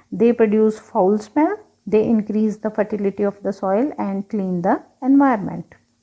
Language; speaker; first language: English; non-native, local second language; Punjabi